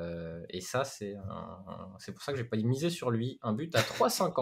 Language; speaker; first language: French; native; French